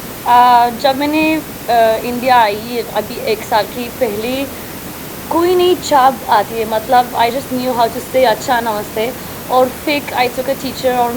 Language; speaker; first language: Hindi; non-native, learner; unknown